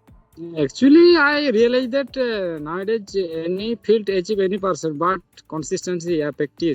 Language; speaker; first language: English; non-native, learner; Santali